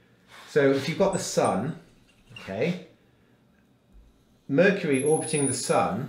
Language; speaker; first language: English; native; English